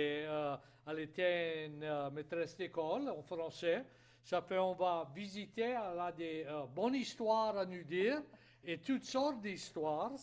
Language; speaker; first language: French; native; French